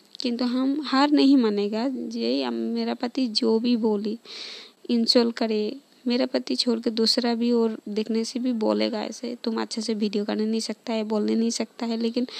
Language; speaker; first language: Hindi; non-native, local second language; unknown